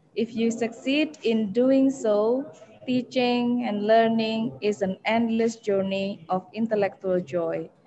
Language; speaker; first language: English; non-native, fluent; Indonesian